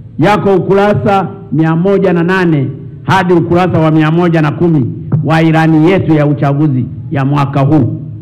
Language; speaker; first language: Swahili; non-native, local second language; Sukuma